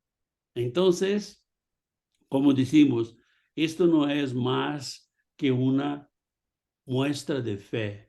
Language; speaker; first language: Spanish; non-native, fluent; Portuguese